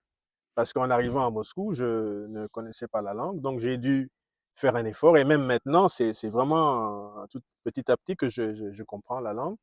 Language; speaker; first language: French; non-native, local second language; Kongo